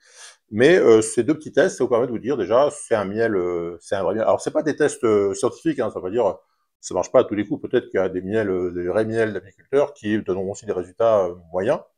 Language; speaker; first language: French; native; French